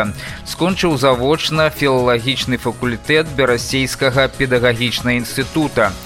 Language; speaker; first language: Belarusian; native; Belarusian